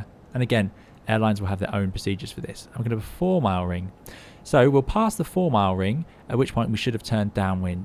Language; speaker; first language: English; native; English